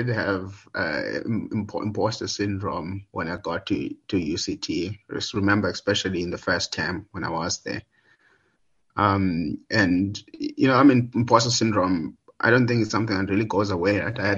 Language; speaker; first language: English; non-native, local second language; Xhosa